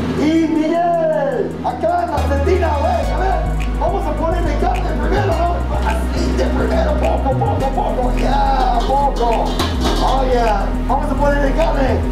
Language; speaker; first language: Spanish; non-native, learner; English